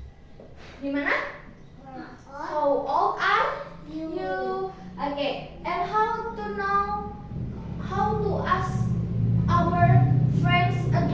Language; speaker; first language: English; non-native, fluent; Indonesian